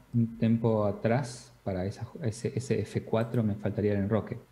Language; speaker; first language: Spanish; native; Spanish